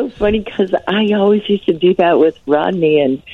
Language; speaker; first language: English; native; English